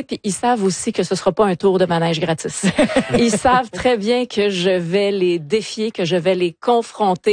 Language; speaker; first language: French; native; French